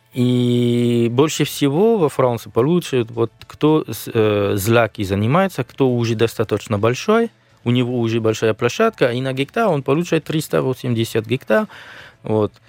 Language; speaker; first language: Russian; non-native, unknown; French